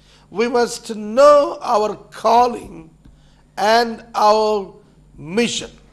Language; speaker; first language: English; non-native, local second language; Telugu